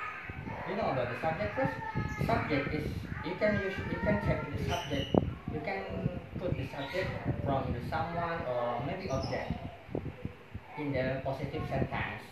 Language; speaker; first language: English; non-native, learner; Indonesian